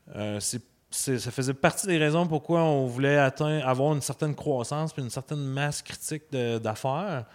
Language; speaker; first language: French; native; French